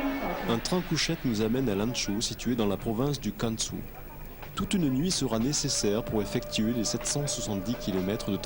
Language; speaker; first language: French; native; French